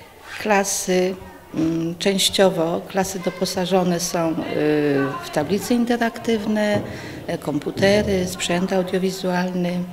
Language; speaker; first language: Polish; native; Polish